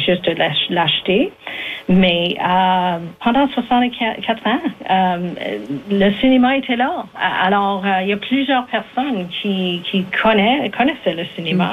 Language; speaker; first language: French; native; French